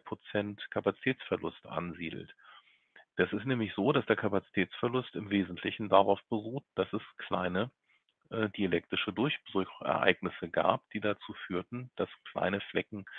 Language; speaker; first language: German; native; German